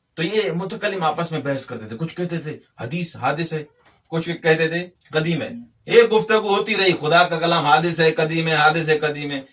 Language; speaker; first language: Urdu; non-native, local second language; Sindhi